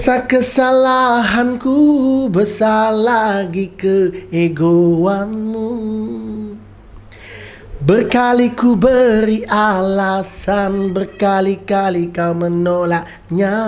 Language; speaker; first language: Malay; native; Malay